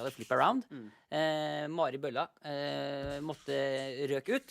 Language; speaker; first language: Norwegian; native; Norwegian